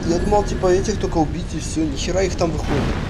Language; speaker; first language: Russian; native; Russian